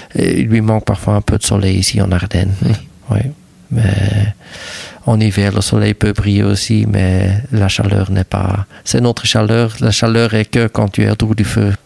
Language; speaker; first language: French; non-native, local second language; Dutch